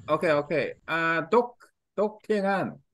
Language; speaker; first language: Vietnamese; non-native, learner; Korean